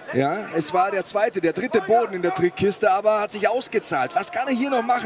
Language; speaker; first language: German; native; German